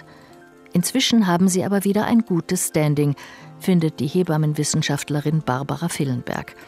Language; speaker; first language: German; native; German